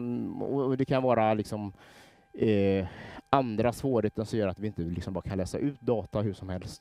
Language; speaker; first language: Swedish; native; Swedish